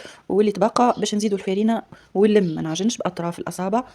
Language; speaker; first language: Arabic; native; Arabic